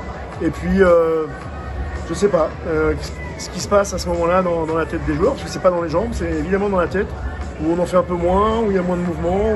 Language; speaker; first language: French; native; French